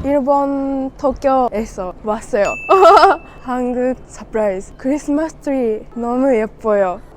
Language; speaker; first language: Korean; non-native, learner; Japanese